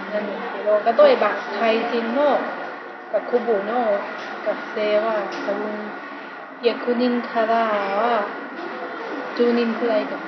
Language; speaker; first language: Japanese; non-native, learner; Thai